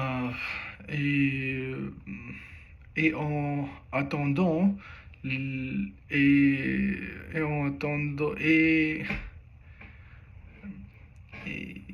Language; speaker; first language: French; non-native, learner; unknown